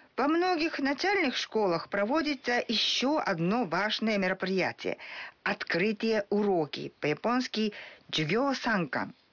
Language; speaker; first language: Russian; non-native, fluent; Japanese